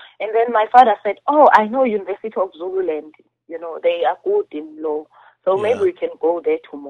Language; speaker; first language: English; non-native, local second language; Zulu